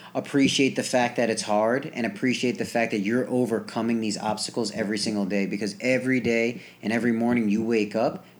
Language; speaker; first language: English; native; English